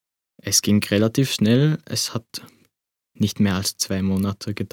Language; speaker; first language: German; non-native, fluent; Arabic